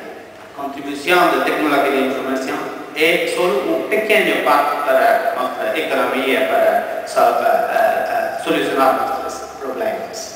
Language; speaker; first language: Spanish; non-native, fluent; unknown